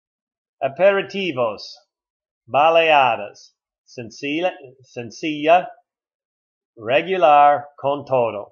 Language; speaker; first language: Spanish; non-native, learner; English